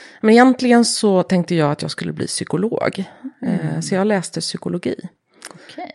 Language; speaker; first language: Swedish; early bilingual, heritage; Swedish